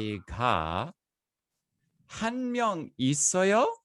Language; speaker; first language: Korean; non-native, fluent; English